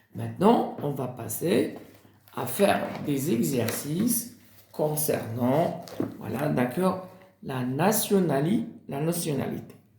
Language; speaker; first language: French; non-native, local second language; Arabic